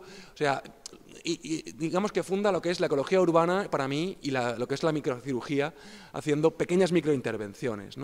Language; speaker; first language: Spanish; native; Spanish